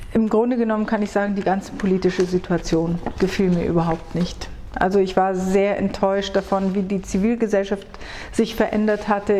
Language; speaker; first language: German; early bilingual, other home language; Hebrew